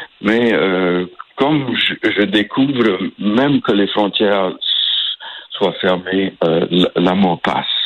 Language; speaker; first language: French; native; French